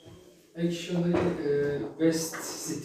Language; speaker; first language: English; non-native, learner; Turkmen